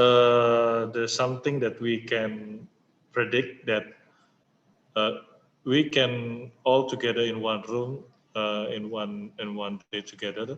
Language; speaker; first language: English; non-native, learner; Indonesian